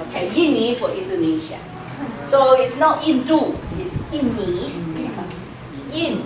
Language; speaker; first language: English; non-native, fluent; Chinese